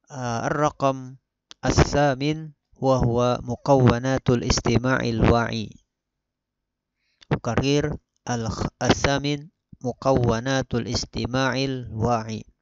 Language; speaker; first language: Arabic; non-native, fluent; Indonesian